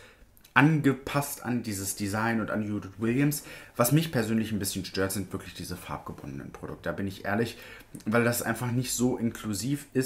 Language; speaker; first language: German; native; German